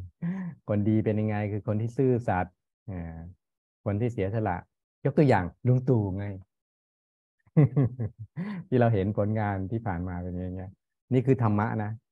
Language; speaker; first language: Thai; native; Thai